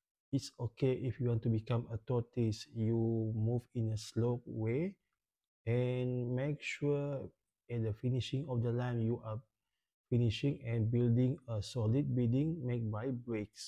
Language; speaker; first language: English; non-native, local second language; Malay